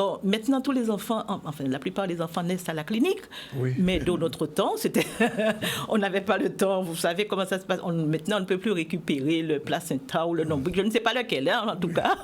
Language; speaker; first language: French; native; French